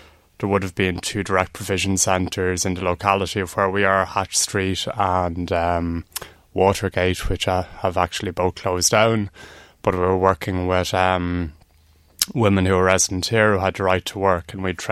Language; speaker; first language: English; native; English